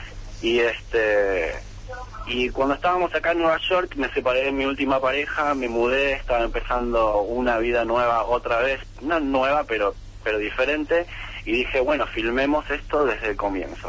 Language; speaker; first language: Spanish; native; Spanish